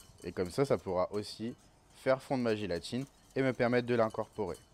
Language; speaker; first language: French; native; French